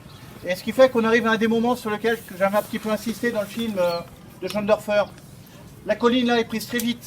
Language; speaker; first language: French; native; French